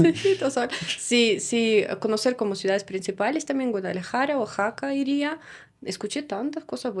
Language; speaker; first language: Spanish; non-native, fluent; Russian